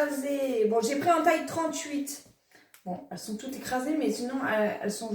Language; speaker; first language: French; native; French